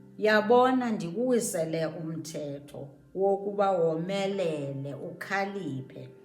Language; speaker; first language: Xhosa; native; Xhosa